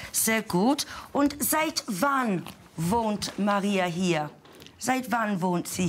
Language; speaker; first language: German; non-native, fluent; English